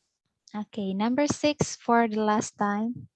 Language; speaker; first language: English; non-native, fluent; Indonesian